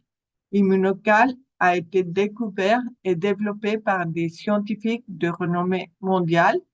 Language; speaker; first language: French; non-native, fluent; Spanish